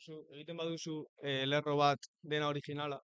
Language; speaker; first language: Basque; non-native, local second language; Spanish